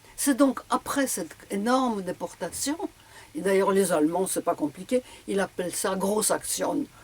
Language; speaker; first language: French; early bilingual, other home language; Polish